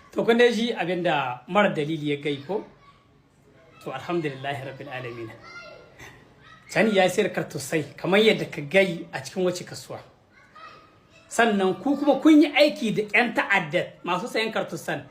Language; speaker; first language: Hausa; native; Hausa